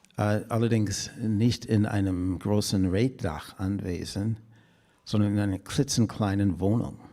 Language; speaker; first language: German; non-native, fluent; English